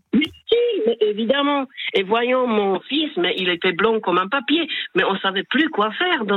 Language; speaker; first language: French; non-native, fluent; Slovak